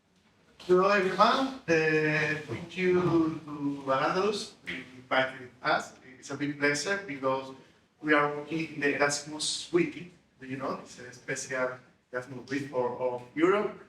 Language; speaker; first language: English; non-native, fluent; Spanish